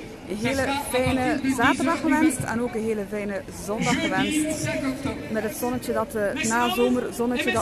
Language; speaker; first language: Dutch; native; Dutch